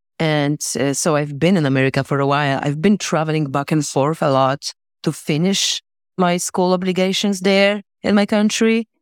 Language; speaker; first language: English; non-native, fluent; Polish